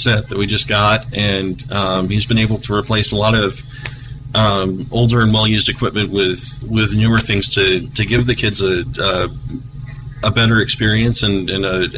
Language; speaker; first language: English; native; English